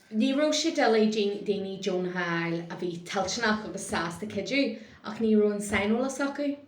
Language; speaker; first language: Irish; non-native, local second language; English